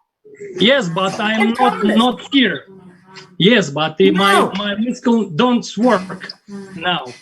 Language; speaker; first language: English; non-native, learner; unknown